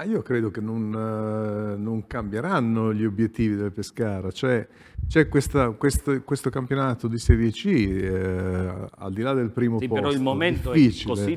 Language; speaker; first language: Italian; native; Italian